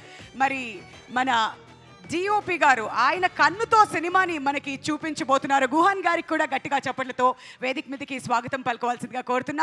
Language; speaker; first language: Telugu; native; Telugu